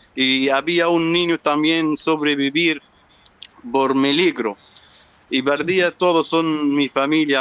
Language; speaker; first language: Spanish; non-native, learner; Arabic